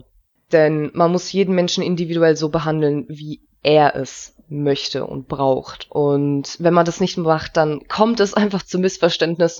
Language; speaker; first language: German; native; German